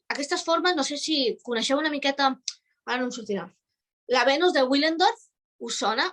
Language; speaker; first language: Catalan; native; Catalan